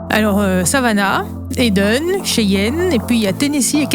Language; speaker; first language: French; native; French